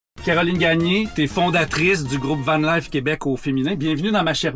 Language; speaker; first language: French; native; French